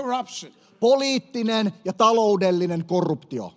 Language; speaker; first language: Finnish; native; Finnish